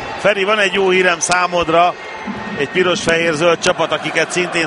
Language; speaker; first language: Hungarian; native; Hungarian